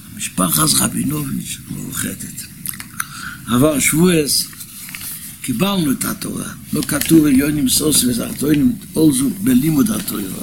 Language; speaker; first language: Hebrew; non-native, local second language; Yiddish